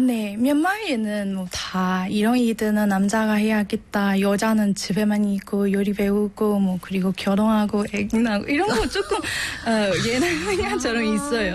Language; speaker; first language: Korean; non-native, learner; Thai